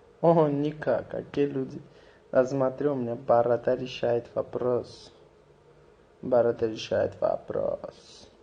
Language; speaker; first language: Russian; non-native, local second language; Azerbaijani